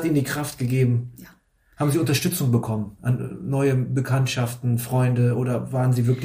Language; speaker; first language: German; native; German